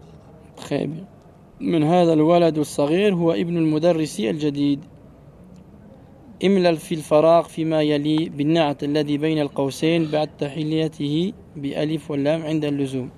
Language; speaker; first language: Arabic; non-native, learner; French